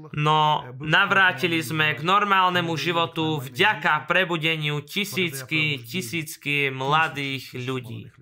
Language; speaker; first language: Slovak; non-native, fluent; Russian